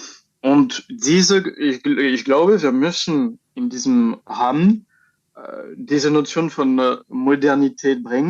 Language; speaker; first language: German; non-native, fluent; French